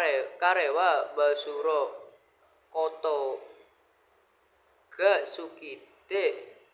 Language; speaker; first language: Japanese; non-native, learner; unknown